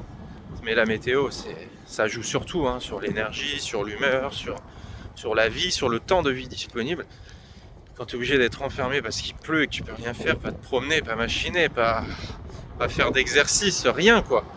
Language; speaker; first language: French; native; French